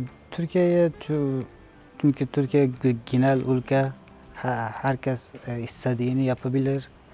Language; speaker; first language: Turkish; non-native, learner; Uzbek